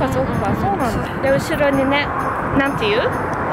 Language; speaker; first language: Japanese; non-native, learner; Russian